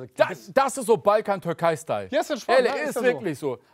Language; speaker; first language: German; early bilingual, other home language; Turkish